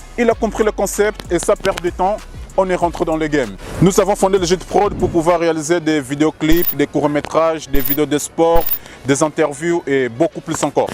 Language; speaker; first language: French; non-native, fluent; Portuguese